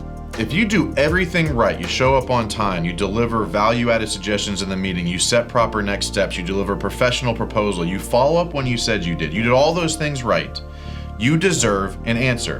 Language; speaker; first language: English; native; English